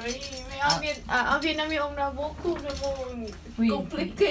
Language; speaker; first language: French; non-native, learner; Vietnamese